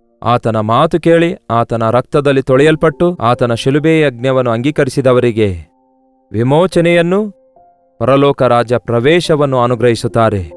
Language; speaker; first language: Kannada; native; Kannada